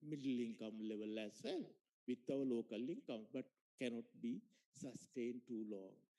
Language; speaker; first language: English; non-native, local second language; Sinhala